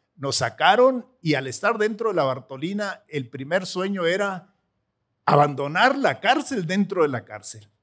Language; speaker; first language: Spanish; native; Spanish